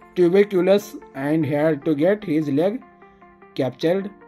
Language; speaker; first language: English; non-native, local second language; Kannada